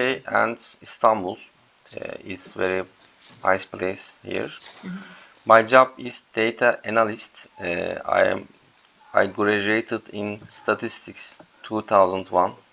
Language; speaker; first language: English; non-native, learner; Turkish